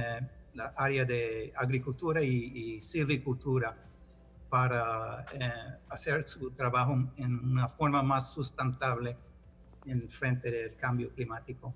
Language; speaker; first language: Spanish; non-native, fluent; English